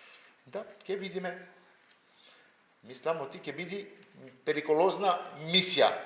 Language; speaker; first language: Macedonian; non-native, fluent; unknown